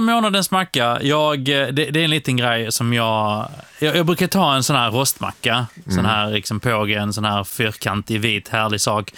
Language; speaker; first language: Swedish; early bilingual, other home language; Polish